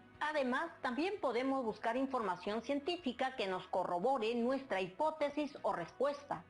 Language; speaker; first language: Spanish; native; Spanish